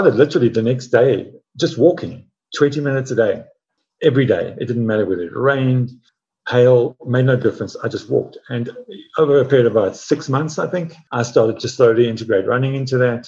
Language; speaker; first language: English; native; English